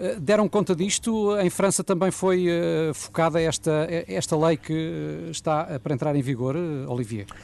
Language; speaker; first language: Portuguese; native; Portuguese